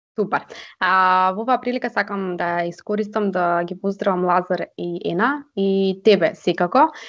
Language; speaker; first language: Macedonian; native; Macedonian